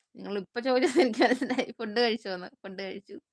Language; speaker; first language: Malayalam; non-native, local second language; Tamil